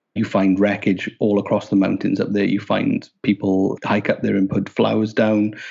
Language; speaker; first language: English; native; English